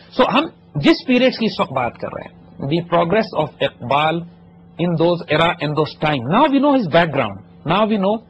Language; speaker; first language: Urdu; native; Urdu